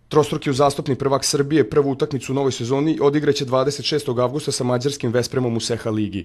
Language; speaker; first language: Serbian; native; Serbian